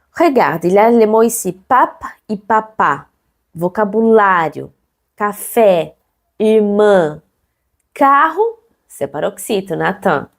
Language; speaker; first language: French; non-native, fluent; Portuguese